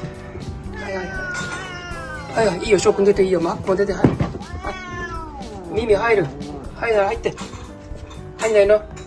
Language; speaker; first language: Japanese; native; Japanese